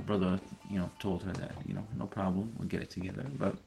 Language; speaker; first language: English; early bilingual, other home language; Arabic